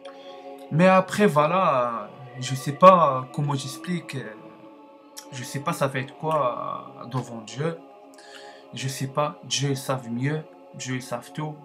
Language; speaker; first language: French; non-native, learner; Arabic